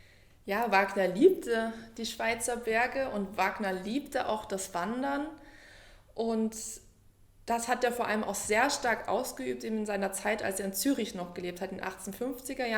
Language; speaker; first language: German; native; German